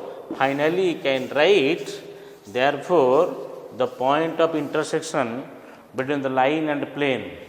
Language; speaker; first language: English; non-native, local second language; Odia